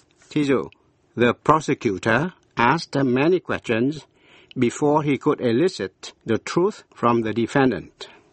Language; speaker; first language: English; non-native, fluent; Vietnamese